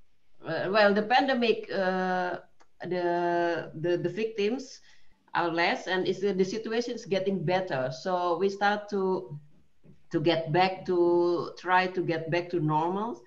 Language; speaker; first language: English; non-native, fluent; Indonesian